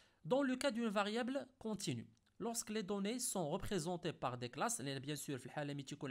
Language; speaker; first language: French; non-native, local second language; Arabic